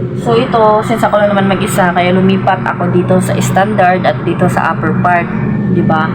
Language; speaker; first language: Filipino; native; Filipino